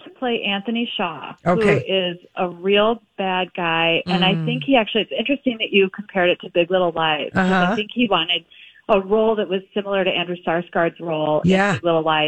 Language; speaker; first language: English; native; English